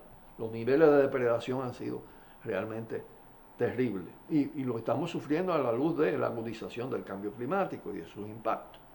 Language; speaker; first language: Spanish; native; Spanish